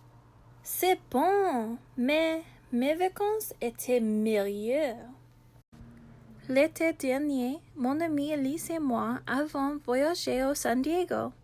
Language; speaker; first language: French; non-native, learner; English